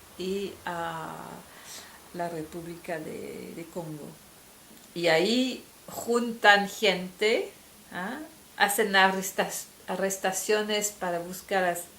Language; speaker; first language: Spanish; non-native, fluent; French